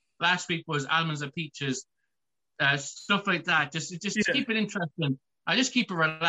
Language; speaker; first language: English; native; English